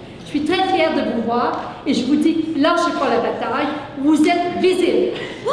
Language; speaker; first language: French; native; French